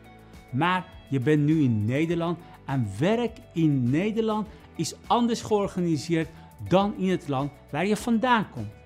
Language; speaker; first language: Dutch; non-native, fluent; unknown